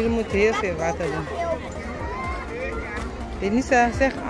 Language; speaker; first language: Dutch; non-native, fluent; Lingala